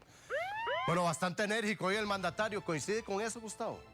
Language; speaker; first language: Spanish; native; Spanish